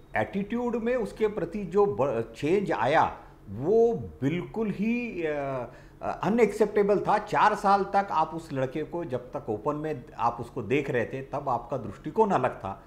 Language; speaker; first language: Hindi; non-native, local second language; Marathi